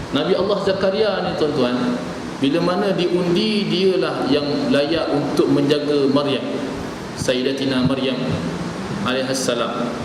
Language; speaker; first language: Malay; native; Malay